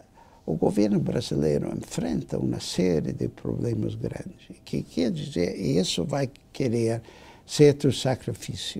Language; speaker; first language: Portuguese; non-native, fluent; English